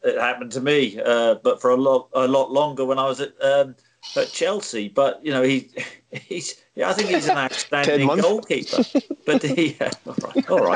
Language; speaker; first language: English; native; English